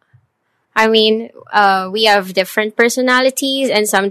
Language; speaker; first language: English; non-native, local second language; Filipino